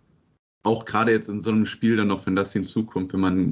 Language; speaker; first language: German; native; German